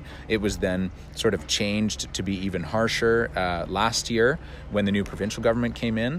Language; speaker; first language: English; native; English